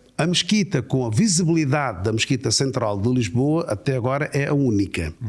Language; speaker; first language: Portuguese; native; Portuguese